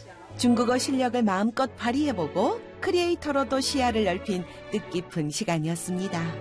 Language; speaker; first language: Korean; native; Korean